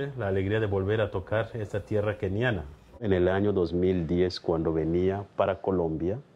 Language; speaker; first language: Spanish; non-native, fluent; Kikuyu